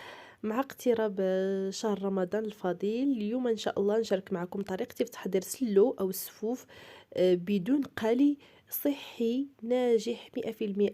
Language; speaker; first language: Arabic; native; Arabic